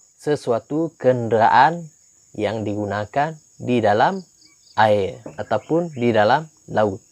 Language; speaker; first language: Malay; non-native, local second language; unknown